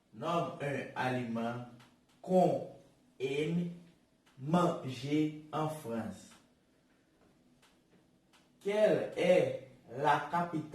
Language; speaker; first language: French; non-native, learner; Portuguese